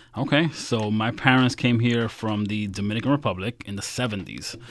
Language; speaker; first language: English; native; English